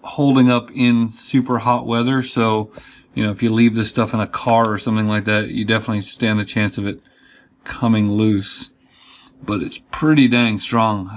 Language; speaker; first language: English; native; English